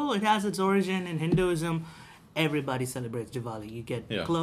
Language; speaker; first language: English; non-native, local second language; Tamil